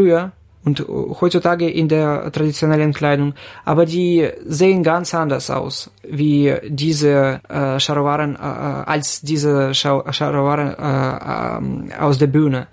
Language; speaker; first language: German; non-native, fluent; Ukrainian